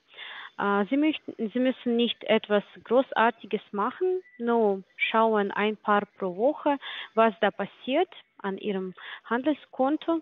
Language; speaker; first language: German; non-native, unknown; Polish